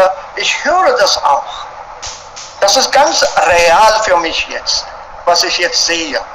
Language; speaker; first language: German; non-native, fluent; Hindi